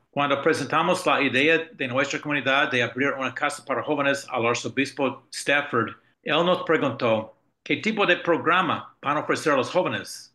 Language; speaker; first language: Spanish; non-native, fluent; English